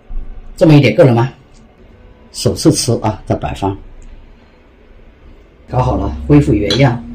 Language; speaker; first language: Chinese; native; Chinese